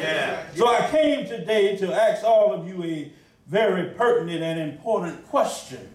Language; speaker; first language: English; native; English